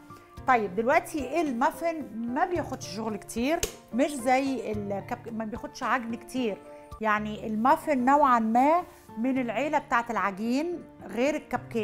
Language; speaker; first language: Arabic; native; Arabic